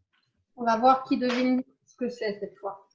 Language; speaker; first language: French; native; French